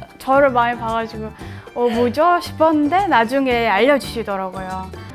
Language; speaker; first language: Korean; non-native, fluent; Mongolian